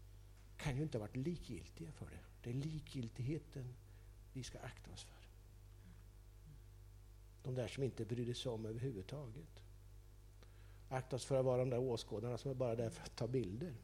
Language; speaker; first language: Swedish; native; Swedish